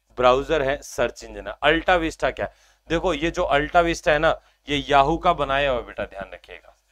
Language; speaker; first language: Hindi; native; Hindi